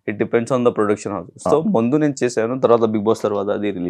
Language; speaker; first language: Telugu; non-native, learner; Hindi